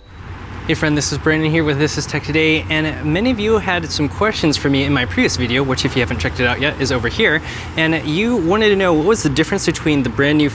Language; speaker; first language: English; native; English